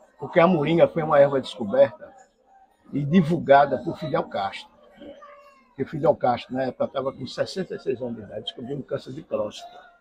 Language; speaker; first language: Portuguese; native; Portuguese